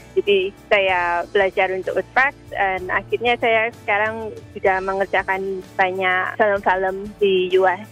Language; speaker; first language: Indonesian; native; Indonesian